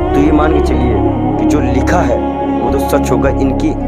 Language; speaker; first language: Hindi; native; Hindi